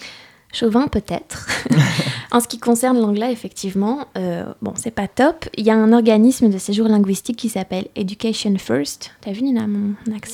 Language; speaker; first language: French; native; French